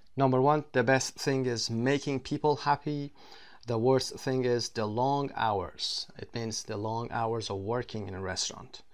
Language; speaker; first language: English; non-native, fluent; Persian